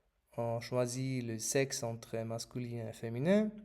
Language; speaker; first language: French; non-native, fluent; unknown